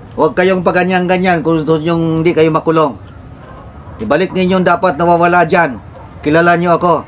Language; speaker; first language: Filipino; non-native, local second language; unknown